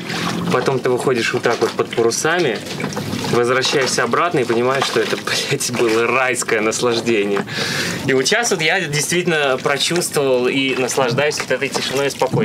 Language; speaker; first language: Russian; native; Russian